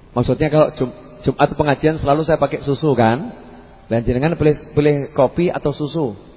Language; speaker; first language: Indonesian; native; Indonesian